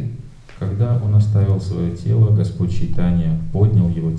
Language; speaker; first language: Russian; native; Russian